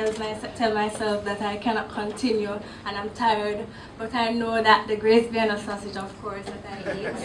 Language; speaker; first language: English; non-native, local second language; Jamaican Creole English